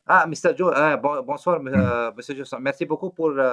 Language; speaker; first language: French; non-native, fluent; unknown